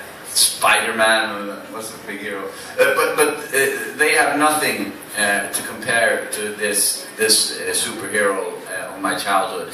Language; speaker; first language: English; non-native, fluent; Swedish